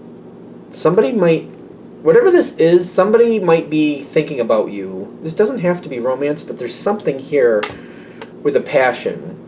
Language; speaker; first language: English; native; English